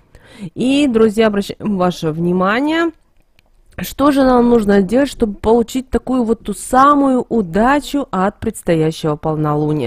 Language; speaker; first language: Russian; native; Russian